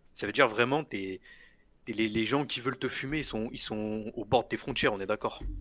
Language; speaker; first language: French; native; French